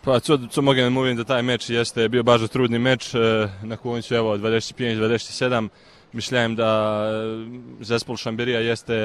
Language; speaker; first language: Polish; non-native, learner; Serbian